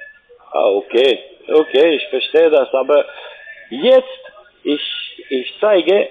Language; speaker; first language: German; non-native, learner; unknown